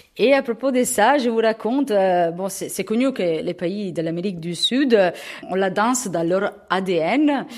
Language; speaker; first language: French; non-native, fluent; Italian